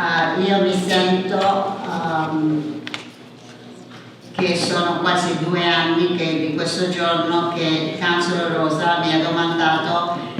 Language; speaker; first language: Italian; early bilingual, heritage; English